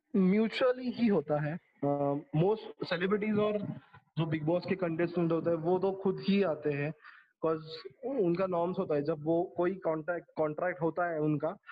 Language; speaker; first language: Hindi; non-native, local second language; Marathi